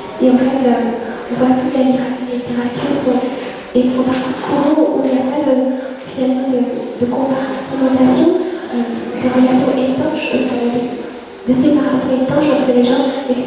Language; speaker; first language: French; early bilingual, other home language; Vietnamese